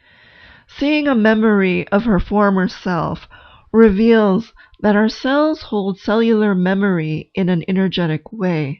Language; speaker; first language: English; native; English